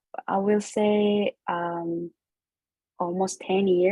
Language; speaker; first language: English; non-native, learner; Korean